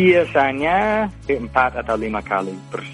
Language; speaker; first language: Indonesian; non-native, fluent; English